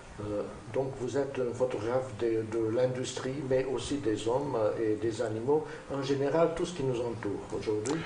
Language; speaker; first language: French; non-native, fluent; Romanian